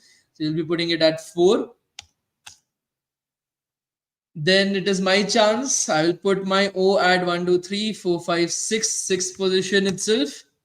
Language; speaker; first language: English; non-native, local second language; Hindi